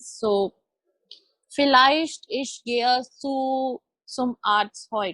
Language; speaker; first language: German; non-native, learner; Hindi